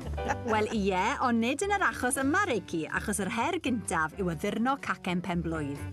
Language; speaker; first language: Welsh; native; Welsh